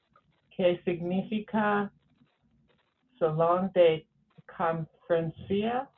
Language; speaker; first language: Spanish; non-native, learner; English